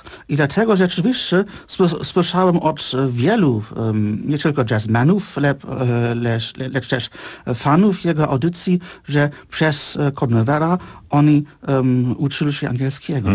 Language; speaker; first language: Polish; non-native, fluent; German